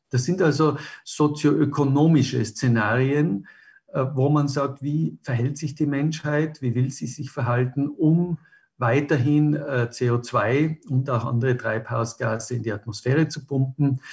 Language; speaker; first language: German; native; German